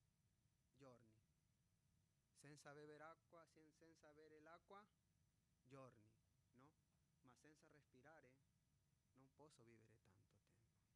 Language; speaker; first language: Italian; non-native, fluent; Spanish